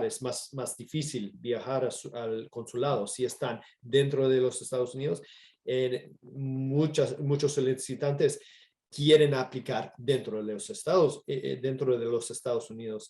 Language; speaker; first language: Spanish; non-native, fluent; English